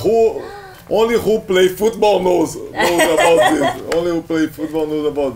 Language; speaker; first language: English; non-native, learner; Portuguese